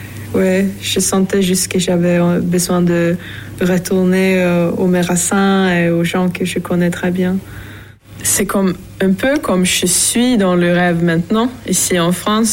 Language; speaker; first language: French; non-native, fluent; Swedish